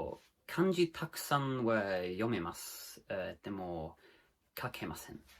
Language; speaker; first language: Japanese; non-native, learner; English